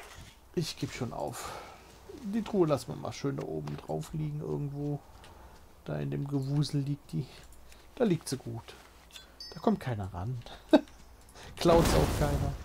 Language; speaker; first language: German; native; German